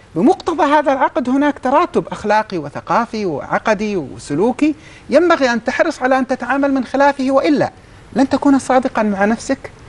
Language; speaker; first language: Arabic; native; Arabic